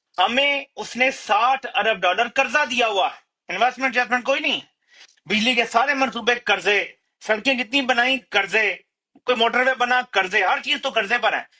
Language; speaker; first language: Urdu; native; Urdu